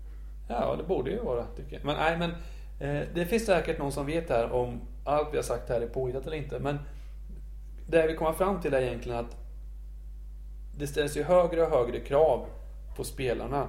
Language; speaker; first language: Swedish; native; Swedish